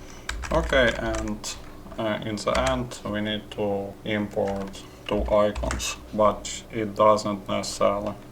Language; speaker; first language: English; non-native, fluent; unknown